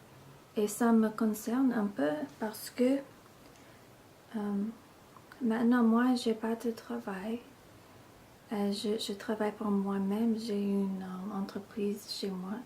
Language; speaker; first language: French; non-native, fluent; English